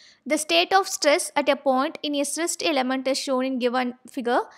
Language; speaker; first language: English; non-native, local second language; Tamil